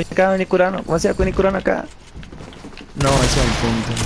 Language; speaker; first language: Spanish; native; Spanish